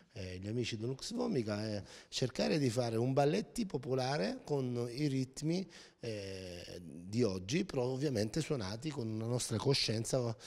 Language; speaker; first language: Italian; native; Italian